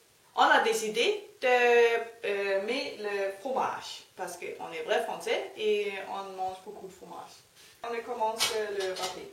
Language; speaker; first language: French; non-native, learner; Danish